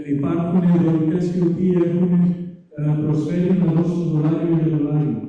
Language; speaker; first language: Greek; early bilingual, heritage; Greek